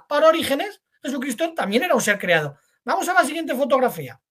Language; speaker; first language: Spanish; native; Spanish